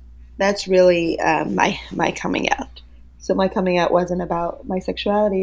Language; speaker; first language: English; early bilingual, other home language; Yiddish